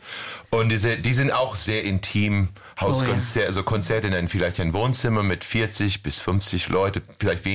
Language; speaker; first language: German; non-native, fluent; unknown